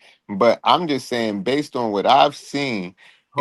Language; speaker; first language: English; native; English